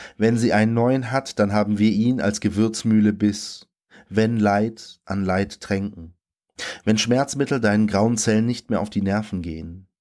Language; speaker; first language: German; native; German